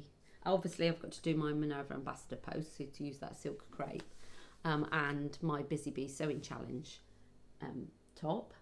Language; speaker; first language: English; native; English